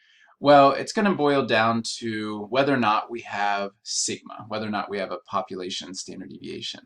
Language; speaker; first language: English; native; English